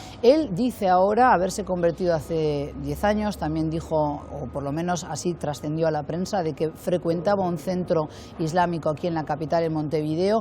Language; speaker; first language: Spanish; native; Spanish